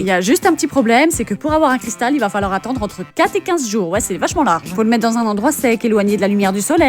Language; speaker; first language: French; native; French